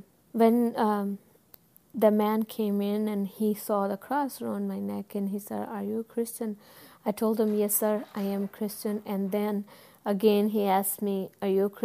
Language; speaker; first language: English; non-native, local second language; Punjabi